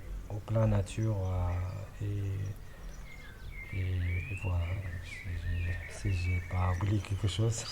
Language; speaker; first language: French; non-native, local second language; Arabic